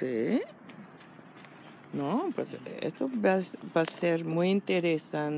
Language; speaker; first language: Spanish; non-native, fluent; English